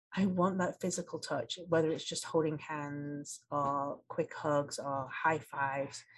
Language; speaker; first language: English; native; English